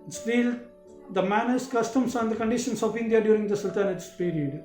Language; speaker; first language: English; non-native, local second language; Malayalam